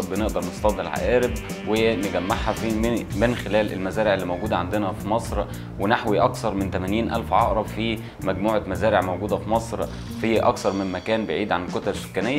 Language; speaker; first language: Arabic; native; Arabic